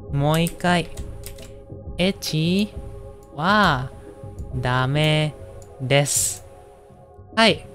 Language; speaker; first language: Japanese; non-native, learner; Indonesian